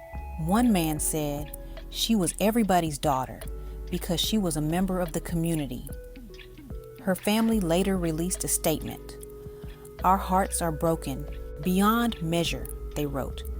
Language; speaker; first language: English; native; English